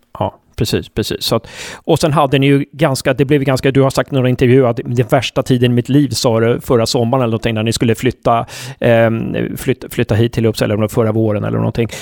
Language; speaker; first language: Swedish; native; Swedish